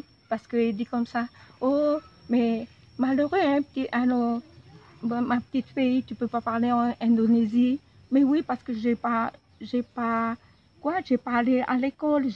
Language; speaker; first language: French; non-native, local second language; Javanese